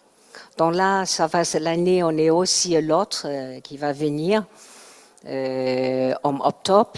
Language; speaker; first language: French; non-native, learner; Chinese